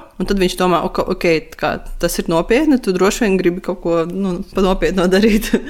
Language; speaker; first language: Latvian; non-native, local second language; Russian